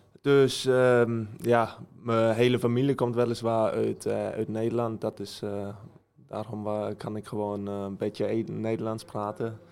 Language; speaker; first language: Dutch; early bilingual, heritage; Dutch